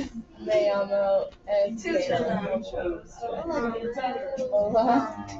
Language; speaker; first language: Spanish; non-native, learner; English